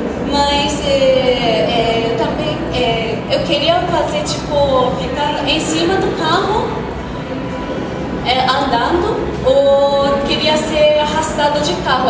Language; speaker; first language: Portuguese; non-native, fluent; Japanese